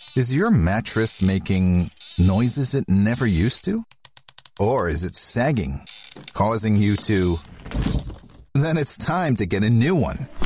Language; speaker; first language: English; native; English